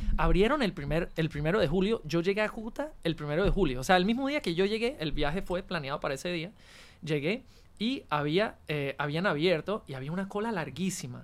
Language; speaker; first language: Spanish; non-native, fluent; English